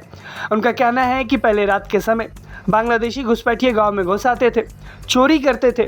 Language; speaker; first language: Hindi; native; Hindi